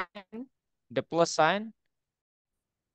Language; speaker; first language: English; non-native, fluent; Indonesian